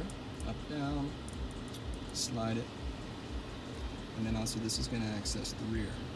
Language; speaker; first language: English; native; English